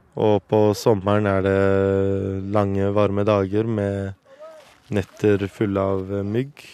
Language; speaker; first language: Norwegian; early bilingual, other home language; Kurdish